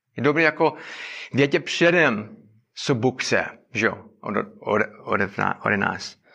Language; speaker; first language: Czech; non-native, learner; English